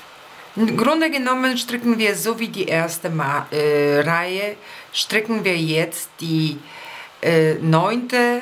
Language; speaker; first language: German; non-native, fluent; Polish